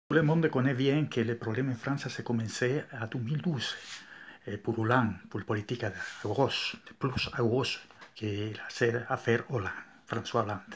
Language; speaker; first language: French; non-native, learner; Spanish